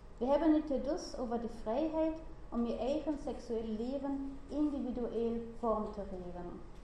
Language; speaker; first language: Dutch; non-native, learner; German